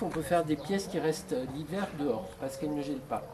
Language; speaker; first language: French; native; French